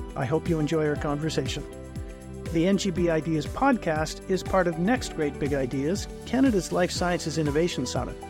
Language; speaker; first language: English; native; English